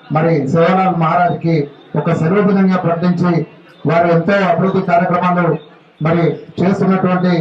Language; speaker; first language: Telugu; non-native, local second language; Lambadi